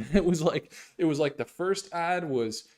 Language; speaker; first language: English; native; English